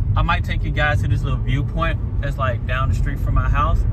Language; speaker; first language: English; native; English